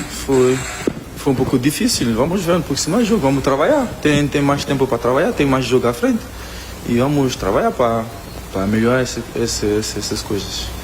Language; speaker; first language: Portuguese; non-native, learner; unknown